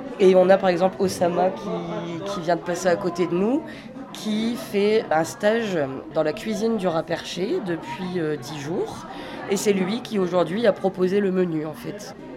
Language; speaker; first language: French; native; French